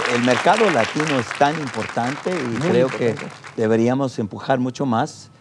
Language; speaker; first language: Spanish; non-native, fluent; English